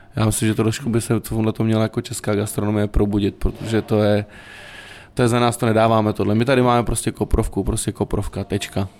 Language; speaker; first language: Czech; native; Czech